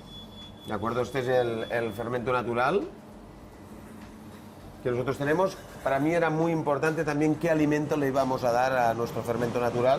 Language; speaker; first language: Spanish; native; Spanish